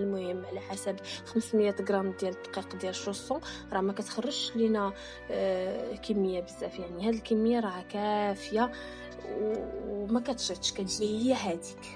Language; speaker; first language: Arabic; native; Arabic